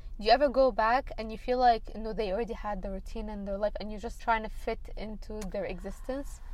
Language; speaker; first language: English; early bilingual, other home language; Arabic